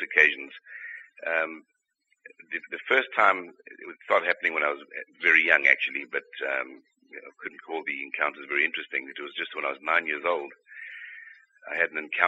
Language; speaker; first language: English; native; English